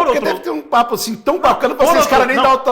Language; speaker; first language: Portuguese; native; Portuguese